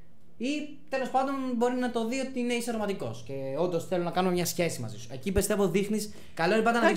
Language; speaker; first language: Greek; native; Greek